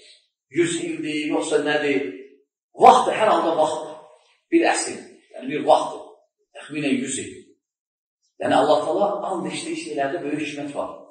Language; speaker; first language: Turkish; non-native, learner; Azerbaijani